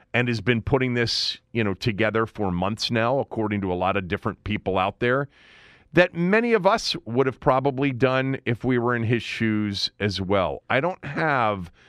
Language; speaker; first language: English; native; English